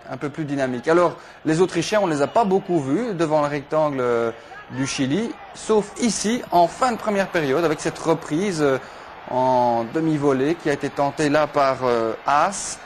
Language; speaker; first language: French; native; French